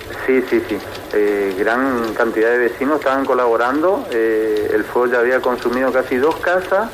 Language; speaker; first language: Spanish; native; Spanish